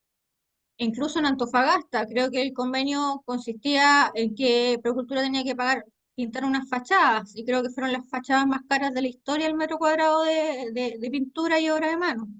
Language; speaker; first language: Spanish; native; Spanish